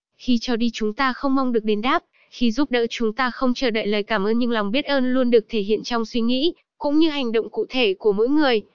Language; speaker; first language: Vietnamese; non-native, local second language; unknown